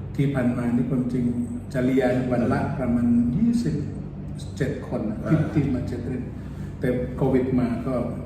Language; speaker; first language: Thai; non-native, fluent; Indonesian